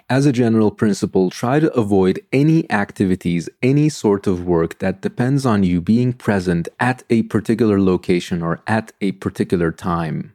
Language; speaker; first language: English; non-native, fluent; Turkish